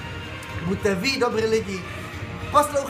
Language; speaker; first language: Czech; early bilingual, heritage; Czech